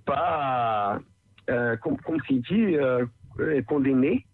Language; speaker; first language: French; non-native, learner; Portuguese